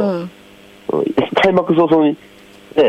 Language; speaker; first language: Japanese; native; Japanese